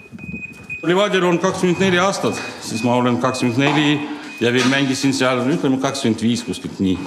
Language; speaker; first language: Estonian; non-native, local second language; Russian